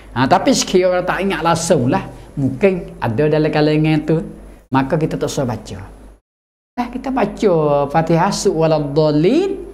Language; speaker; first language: Malay; native; Malay